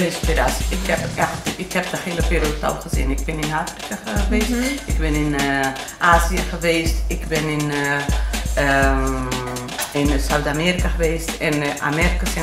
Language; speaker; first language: Dutch; non-native, learner; Portuguese